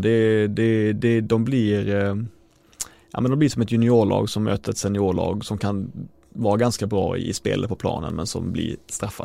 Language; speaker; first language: Swedish; native; Swedish